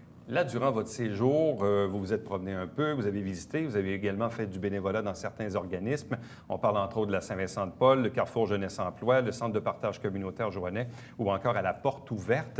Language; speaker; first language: French; native; French